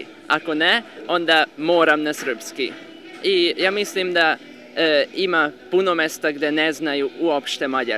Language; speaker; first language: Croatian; non-native, local second language; Hungarian